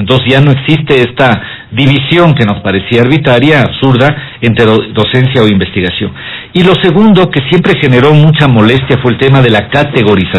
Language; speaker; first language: Spanish; native; Spanish